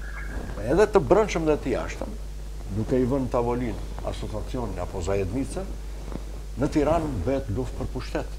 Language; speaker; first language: Albanian; native; Albanian